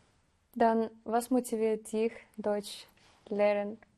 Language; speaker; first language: German; non-native, fluent; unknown